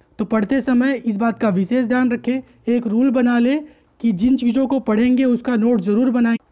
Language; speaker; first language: Hindi; native; Hindi